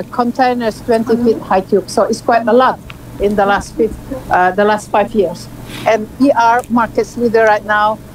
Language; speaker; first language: English; non-native, learner; Indonesian